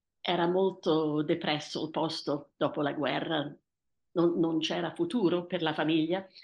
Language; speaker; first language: Italian; early bilingual, heritage; Italian